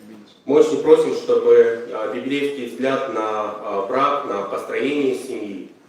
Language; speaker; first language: Russian; native; Russian